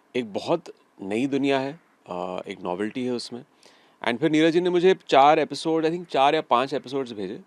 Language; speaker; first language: Hindi; native; Hindi